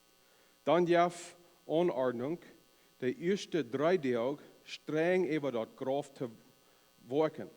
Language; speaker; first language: German; non-native, learner; Plautdietsch